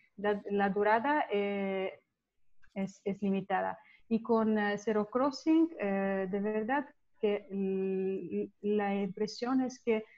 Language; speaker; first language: Spanish; non-native, learner; Italian